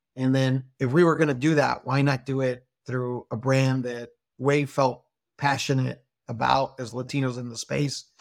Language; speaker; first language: English; non-native, fluent; Spanish